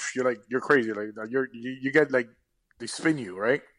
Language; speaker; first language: English; early bilingual, other home language; Spanish